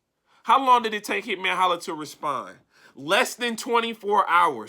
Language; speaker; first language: English; native; English